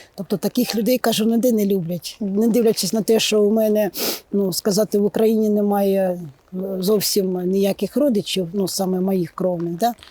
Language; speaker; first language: Ukrainian; non-native, local second language; Russian